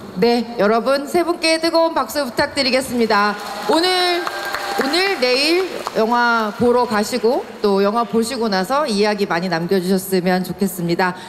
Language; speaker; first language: Korean; native; Korean